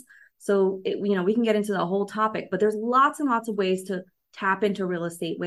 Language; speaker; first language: English; native; English